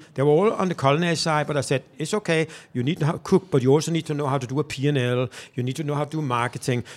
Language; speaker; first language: English; non-native, fluent; Danish